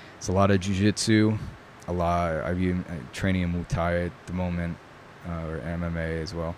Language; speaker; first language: English; early bilingual, other home language; Italian